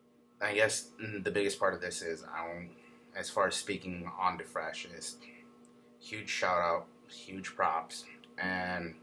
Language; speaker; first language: English; native; English